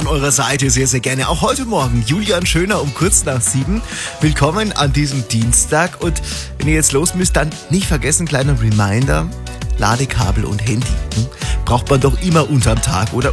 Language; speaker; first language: German; native; German